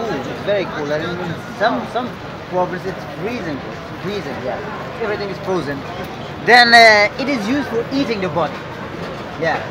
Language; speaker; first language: English; non-native, fluent; Persian